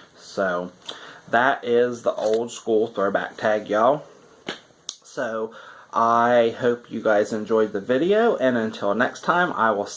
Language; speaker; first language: English; native; English